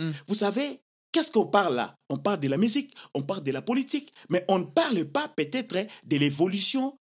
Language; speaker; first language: French; non-native, local second language; Lingala